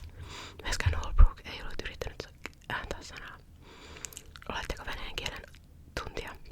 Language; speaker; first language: Finnish; native; Finnish